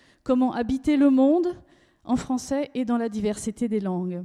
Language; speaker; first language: French; native; French